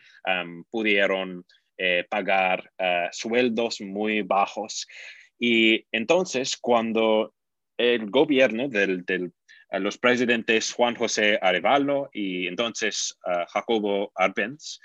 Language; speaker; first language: Spanish; non-native, fluent; English